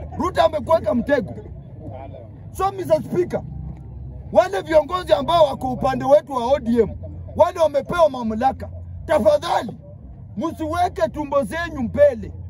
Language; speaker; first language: Swahili; non-native, local second language; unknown